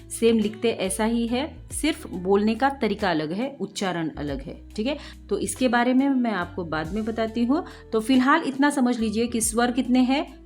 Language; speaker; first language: Hindi; non-native, local second language; Marathi